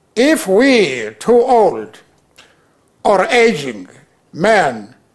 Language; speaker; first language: English; non-native, local second language; Xhosa